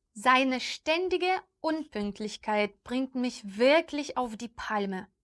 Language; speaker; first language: German; non-native, fluent; Ukrainian